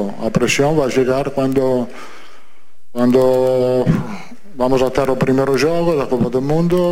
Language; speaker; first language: Portuguese; non-native, fluent; Italian